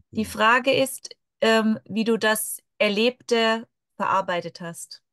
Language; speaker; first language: German; native; German